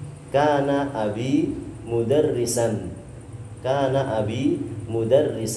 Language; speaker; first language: Arabic; non-native, fluent; Indonesian